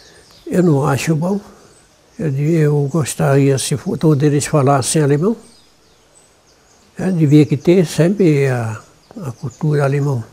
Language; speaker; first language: Portuguese; non-native, local second language; German